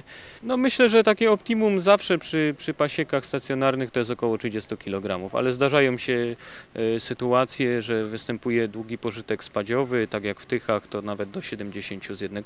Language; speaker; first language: Polish; native; Polish